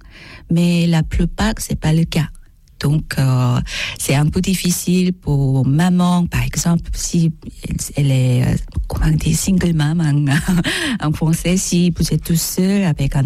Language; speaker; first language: French; non-native, learner; Korean